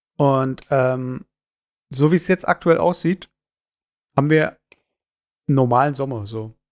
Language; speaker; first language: German; native; German